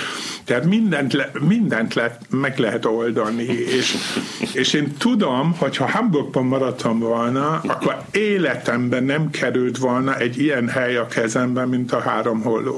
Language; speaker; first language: Hungarian; non-native, fluent; German